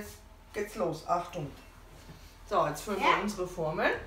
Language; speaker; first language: German; native; German